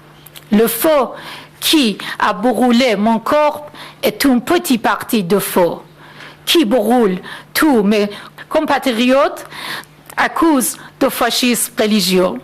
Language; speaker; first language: French; non-native, fluent; Persian